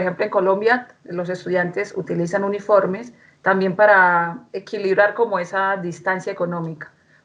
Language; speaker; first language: Spanish; native; Spanish